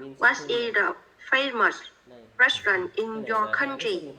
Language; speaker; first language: English; non-native, learner; Vietnamese